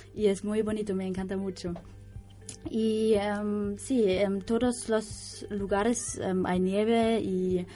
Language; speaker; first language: Spanish; non-native, learner; German